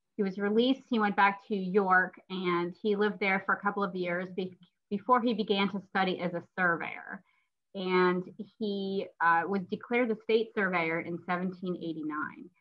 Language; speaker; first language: English; native; English